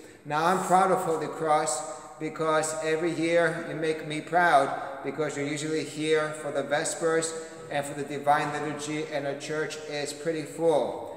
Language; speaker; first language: English; early bilingual, other home language; Greek